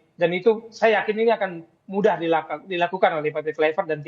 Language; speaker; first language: Indonesian; native; Indonesian